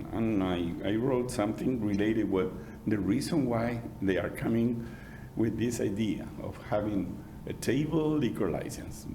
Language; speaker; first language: English; non-native, fluent; Spanish